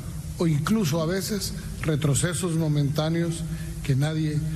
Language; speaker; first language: Spanish; native; Spanish